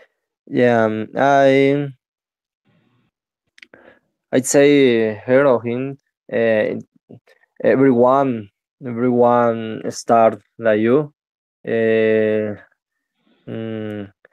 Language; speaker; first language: English; non-native, learner; Spanish